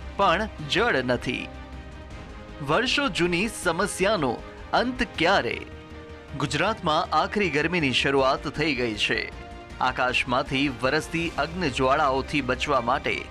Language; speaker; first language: Gujarati; native; Gujarati